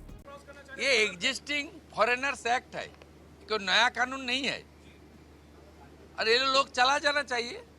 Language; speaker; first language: Hindi; non-native, local second language; Bangla